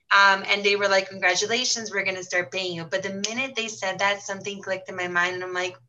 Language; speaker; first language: English; early bilingual, heritage; Portuguese